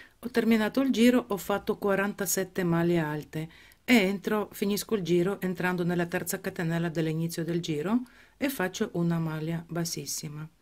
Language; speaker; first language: Italian; non-native, fluent; Ukrainian